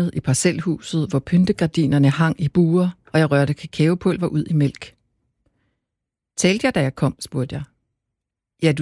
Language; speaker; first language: Danish; non-native, local second language; Korean